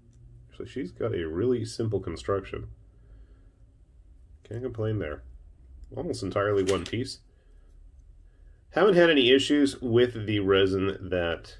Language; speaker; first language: English; native; English